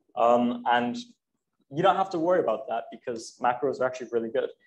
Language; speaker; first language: English; native; English